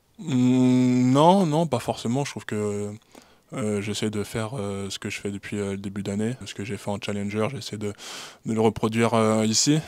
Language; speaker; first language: French; native; French